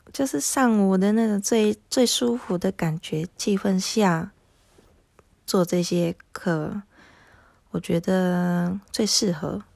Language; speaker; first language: Chinese; non-native, fluent; Japanese